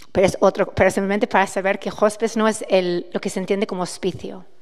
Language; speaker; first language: Spanish; non-native, fluent; English